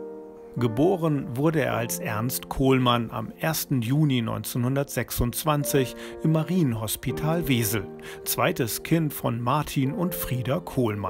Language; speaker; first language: German; native; German